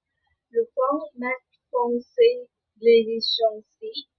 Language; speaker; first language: French; non-native, learner; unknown